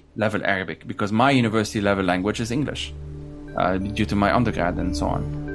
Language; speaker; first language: English; non-native, fluent; Arabic